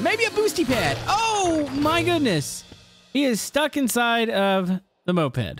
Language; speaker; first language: English; native; English